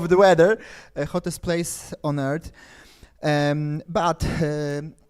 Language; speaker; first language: English; non-native, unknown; Polish